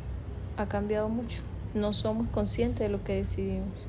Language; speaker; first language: Spanish; native; Spanish